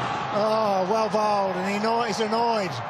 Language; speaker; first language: English; native; English